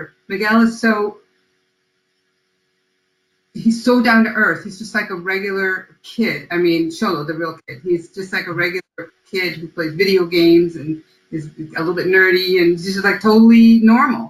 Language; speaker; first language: English; early bilingual, other home language; Spanish